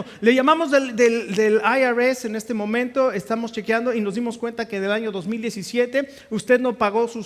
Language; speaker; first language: Spanish; native; Spanish